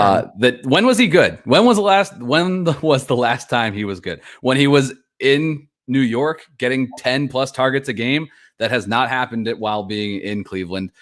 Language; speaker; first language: English; native; English